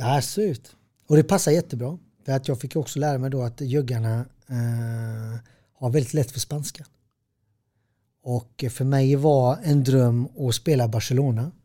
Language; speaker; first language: Swedish; early bilingual, other home language; Serbian